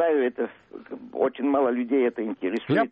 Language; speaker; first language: Russian; early bilingual, heritage; Russian